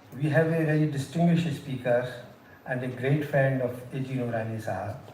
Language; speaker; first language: English; non-native, local second language; Hindi